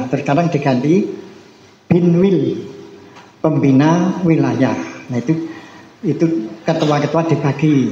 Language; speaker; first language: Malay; non-native, local second language; Javanese